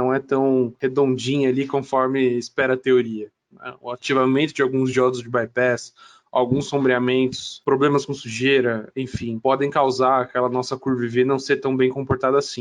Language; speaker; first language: Portuguese; native; Portuguese